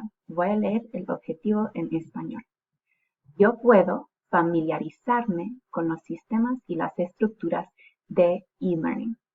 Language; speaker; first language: Spanish; non-native, fluent; English